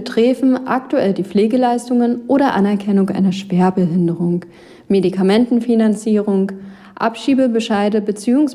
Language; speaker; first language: German; native; German